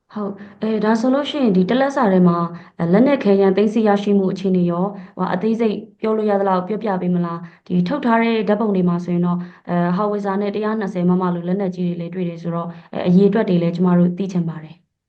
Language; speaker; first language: Burmese; native; Burmese